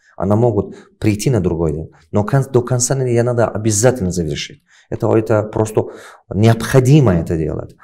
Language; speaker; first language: Russian; non-native, local second language; Tajik